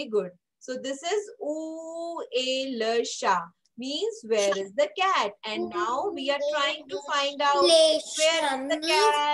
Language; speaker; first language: English; non-native, local second language; Hindi